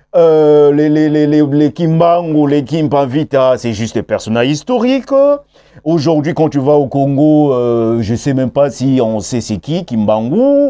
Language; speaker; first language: French; non-native, local second language; Kongo